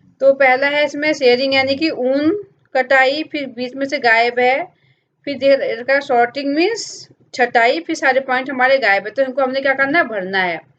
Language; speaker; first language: Hindi; native; Hindi